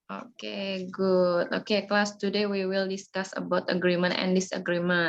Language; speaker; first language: English; non-native, learner; Indonesian